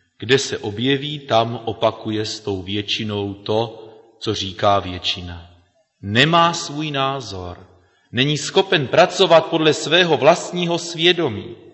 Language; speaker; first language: Czech; native; Czech